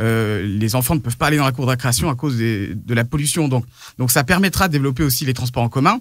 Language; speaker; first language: French; native; French